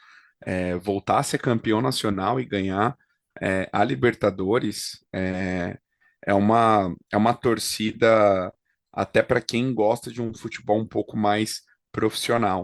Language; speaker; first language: Portuguese; native; Portuguese